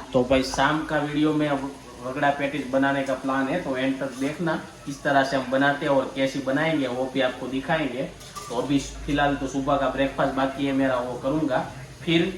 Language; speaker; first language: Hindi; non-native, local second language; Gujarati